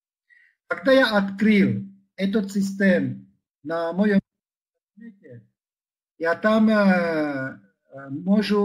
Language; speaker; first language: Russian; non-native, fluent; Czech